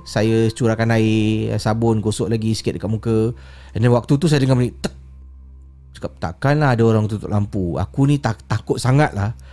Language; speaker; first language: Malay; native; Malay